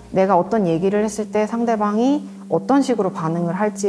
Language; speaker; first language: Korean; native; Korean